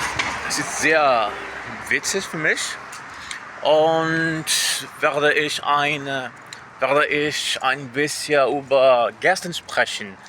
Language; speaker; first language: German; non-native, learner; Portuguese